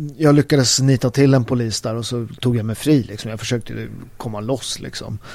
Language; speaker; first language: Swedish; early bilingual, other home language; Italian